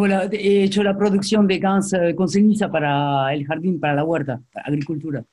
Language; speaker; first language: Spanish; non-native, fluent; French